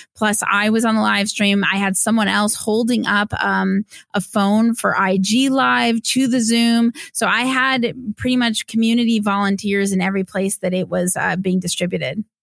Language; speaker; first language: English; native; English